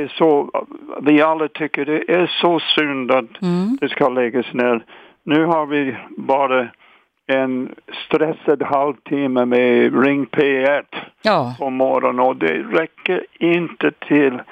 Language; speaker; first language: Swedish; non-native, fluent; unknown